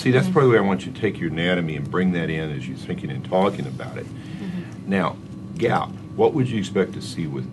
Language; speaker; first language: English; native; English